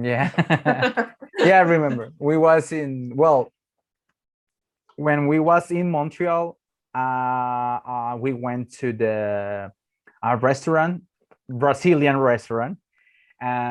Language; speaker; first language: English; non-native, learner; Spanish